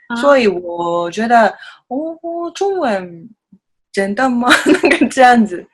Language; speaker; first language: Chinese; non-native, learner; Japanese